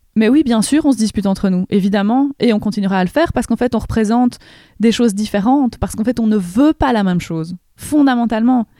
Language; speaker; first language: French; native; French